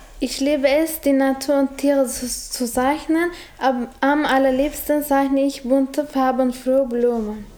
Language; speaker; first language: German; non-native, learner; Turkish